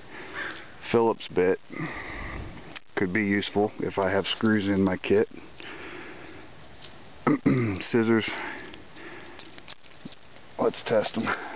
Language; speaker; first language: English; native; English